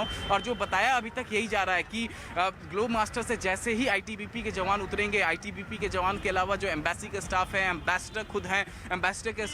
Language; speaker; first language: Hindi; native; Hindi